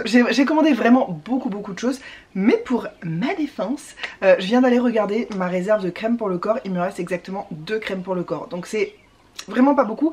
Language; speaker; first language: French; native; French